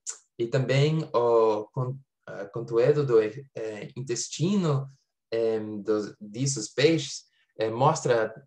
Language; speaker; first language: Portuguese; non-native, fluent; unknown